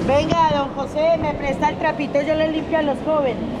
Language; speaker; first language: Spanish; native; Spanish